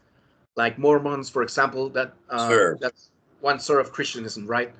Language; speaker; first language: English; non-native, fluent; Spanish